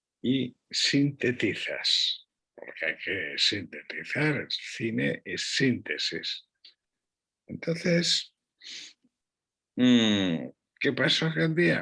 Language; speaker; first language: Spanish; non-native, local second language; Catalan